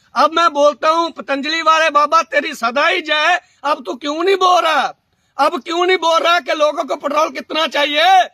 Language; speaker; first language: Hindi; non-native, local second language; Punjabi